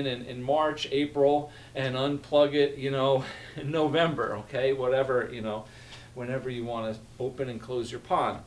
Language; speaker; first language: English; native; English